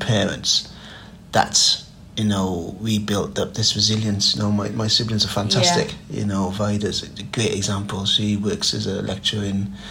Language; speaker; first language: English; native; English